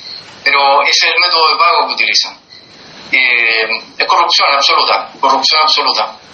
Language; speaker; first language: Spanish; native; Spanish